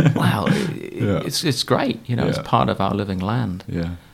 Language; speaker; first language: English; native; English